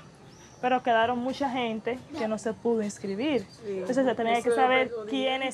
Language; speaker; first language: Spanish; native; Spanish